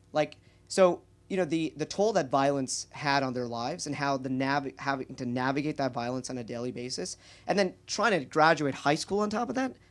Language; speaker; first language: English; native; English